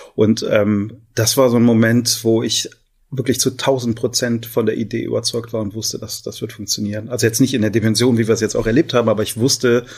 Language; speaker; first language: German; native; German